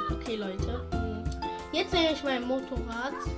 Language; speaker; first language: German; early bilingual, other home language; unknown